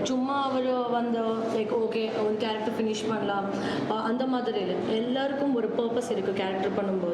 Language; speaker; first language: Tamil; non-native, learner; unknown